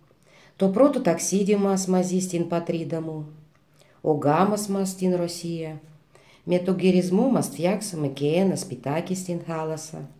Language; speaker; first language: Greek; non-native, fluent; Russian